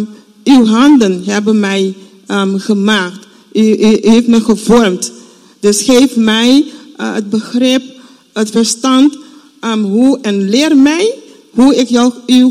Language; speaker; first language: Dutch; non-native, fluent; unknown